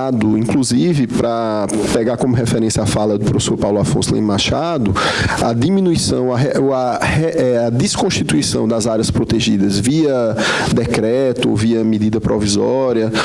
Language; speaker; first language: Portuguese; native; Portuguese